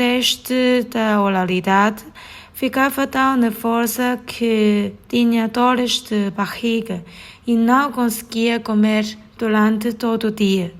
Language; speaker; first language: Portuguese; non-native, learner; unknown